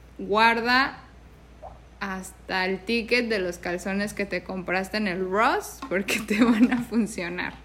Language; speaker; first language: Spanish; native; Spanish